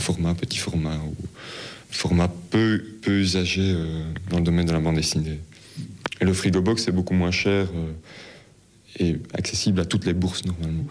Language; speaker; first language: French; native; French